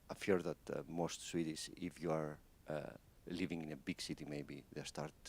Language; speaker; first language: English; non-native, fluent; Greek